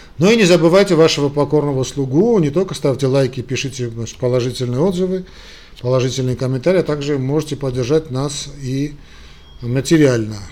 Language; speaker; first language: Russian; non-native, local second language; Armenian